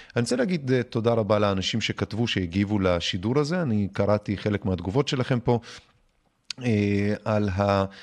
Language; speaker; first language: Hebrew; early bilingual, other home language; Russian